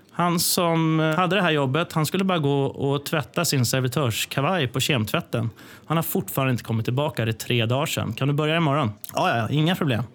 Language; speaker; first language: Swedish; native; Swedish